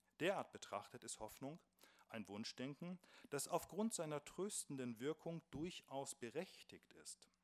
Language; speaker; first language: German; native; German